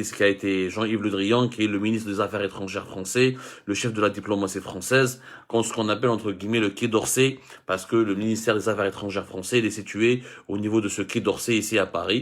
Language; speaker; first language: French; non-native, local second language; Arabic